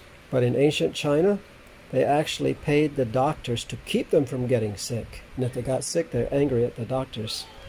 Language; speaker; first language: English; native; English